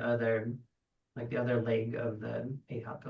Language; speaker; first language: English; native; English